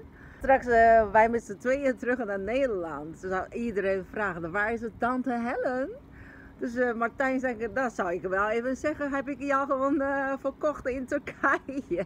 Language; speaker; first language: Dutch; non-native, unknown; Chinese